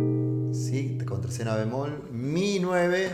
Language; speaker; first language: Spanish; native; Spanish